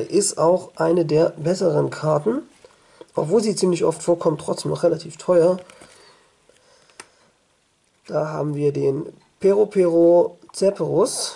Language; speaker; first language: German; native; German